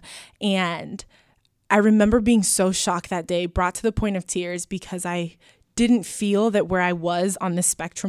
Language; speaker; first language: English; early bilingual, other home language; Spanish